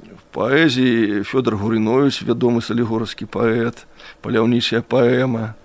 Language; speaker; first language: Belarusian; native; Belarusian